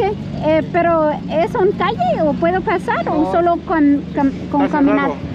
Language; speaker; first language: Spanish; non-native, learner; English